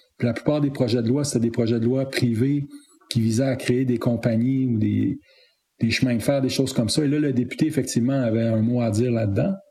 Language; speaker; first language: French; native; French